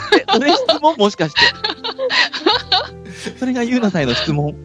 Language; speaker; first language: Japanese; native; Japanese